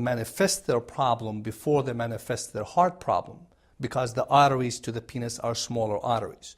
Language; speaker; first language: English; non-native, fluent; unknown